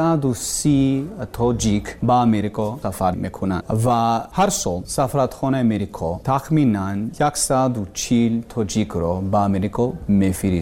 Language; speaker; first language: Persian; non-native, learner; English